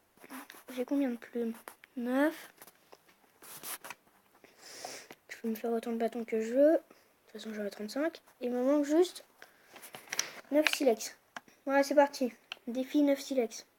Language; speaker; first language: French; native; French